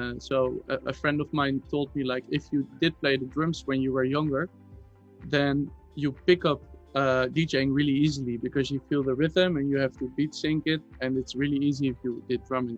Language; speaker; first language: English; non-native, fluent; Dutch